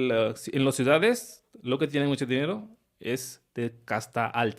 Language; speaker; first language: Spanish; non-native, fluent; Hindi